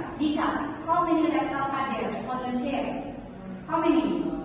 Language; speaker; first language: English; non-native, learner; Indonesian